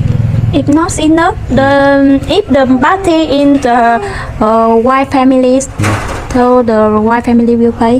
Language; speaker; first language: English; non-native, learner; Vietnamese